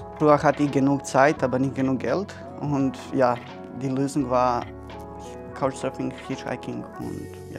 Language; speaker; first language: German; non-native, fluent; Serbian